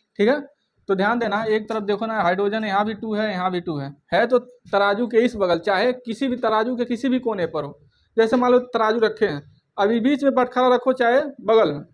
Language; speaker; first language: Hindi; native; Hindi